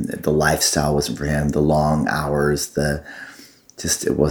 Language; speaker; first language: English; native; English